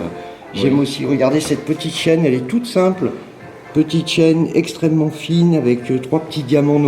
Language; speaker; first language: French; native; French